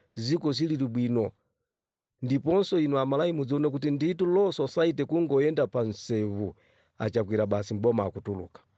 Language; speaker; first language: Nyanja; non-native, local second language; Yao